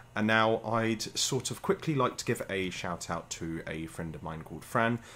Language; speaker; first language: English; native; English